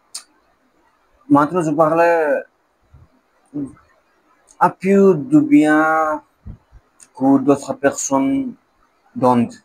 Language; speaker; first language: French; non-native, learner; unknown